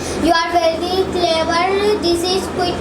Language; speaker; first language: English; non-native, learner; Hindi